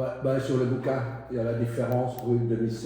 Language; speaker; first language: French; native; French